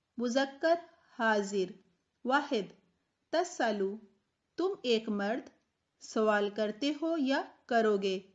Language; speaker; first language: Urdu; native; Urdu